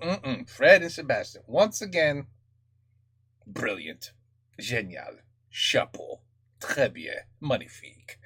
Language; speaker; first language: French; non-native, fluent; English